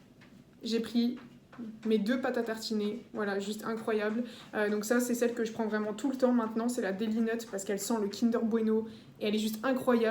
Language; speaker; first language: French; native; French